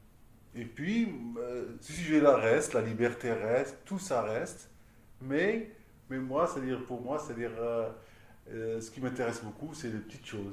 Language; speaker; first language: French; non-native, local second language; Arabic